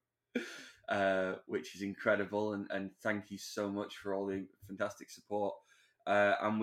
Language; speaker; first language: English; native; English